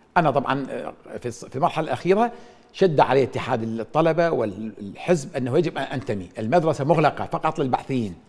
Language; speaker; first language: Arabic; native; Arabic